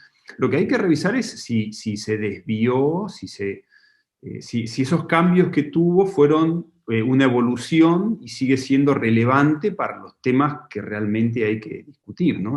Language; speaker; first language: Spanish; native; Spanish